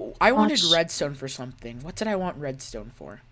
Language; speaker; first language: English; native; English